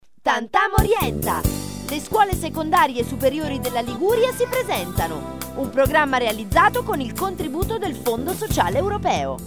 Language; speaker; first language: Italian; native; Italian